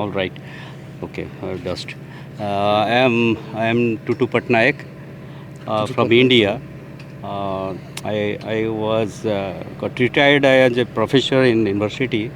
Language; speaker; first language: English; non-native, fluent; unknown